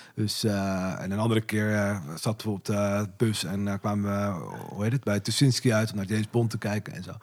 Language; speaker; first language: Dutch; native; Dutch